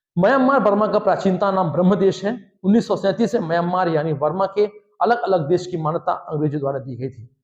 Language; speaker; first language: Hindi; native; Hindi